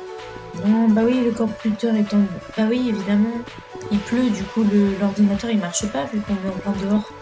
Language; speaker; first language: French; native; French